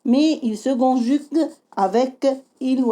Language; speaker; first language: French; non-native, fluent; Arabic